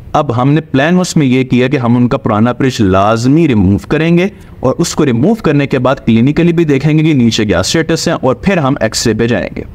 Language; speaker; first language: Urdu; native; Urdu